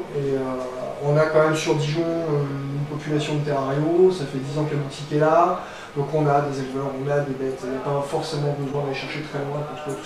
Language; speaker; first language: French; native; French